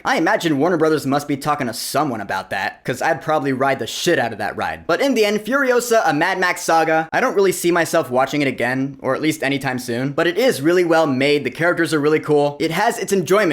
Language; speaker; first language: English; native; English